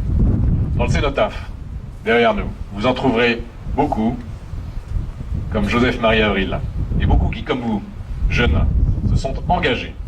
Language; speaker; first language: French; native; French